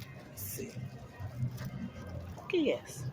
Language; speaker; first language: Spanish; non-native, learner; English